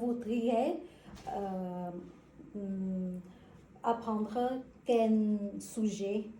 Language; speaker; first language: French; non-native, learner; Vietnamese